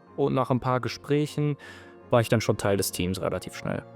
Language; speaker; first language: German; native; German